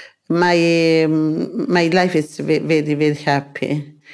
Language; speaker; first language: English; non-native, learner; Italian